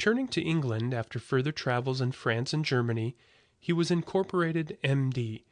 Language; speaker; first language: English; native; English